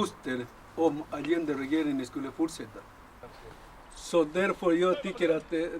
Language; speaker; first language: Swedish; non-native, fluent; Spanish